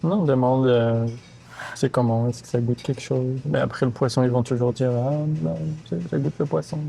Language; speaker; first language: French; native; French